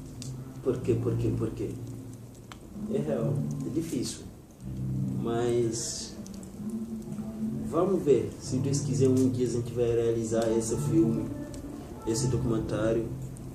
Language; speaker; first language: Portuguese; non-native, learner; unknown